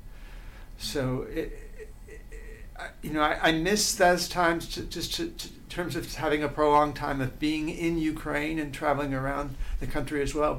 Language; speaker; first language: English; native; English